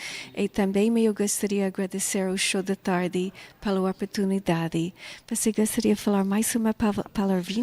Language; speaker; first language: Portuguese; non-native, learner; English